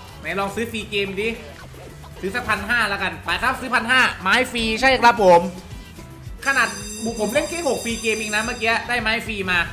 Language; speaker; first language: Thai; native; Thai